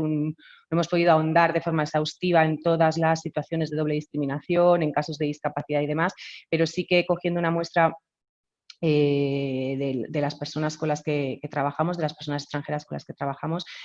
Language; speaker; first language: Spanish; native; Spanish